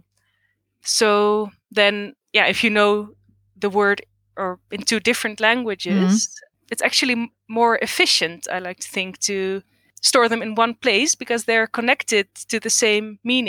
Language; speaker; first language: English; non-native, fluent; Dutch